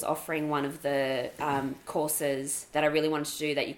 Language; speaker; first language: English; native; English